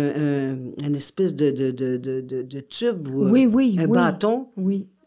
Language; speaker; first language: French; native; French